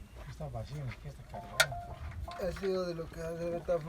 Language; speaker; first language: Spanish; native; Spanish